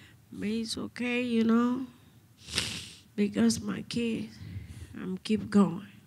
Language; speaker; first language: English; non-native, fluent; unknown